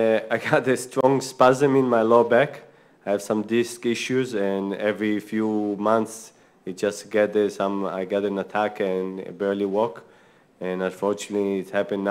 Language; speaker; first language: English; non-native, fluent; Hebrew